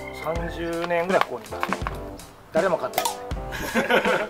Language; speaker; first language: Japanese; native; Japanese